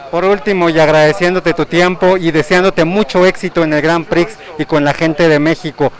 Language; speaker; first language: Spanish; native; Spanish